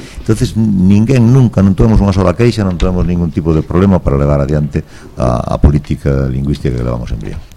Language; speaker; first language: Galician; native; Galician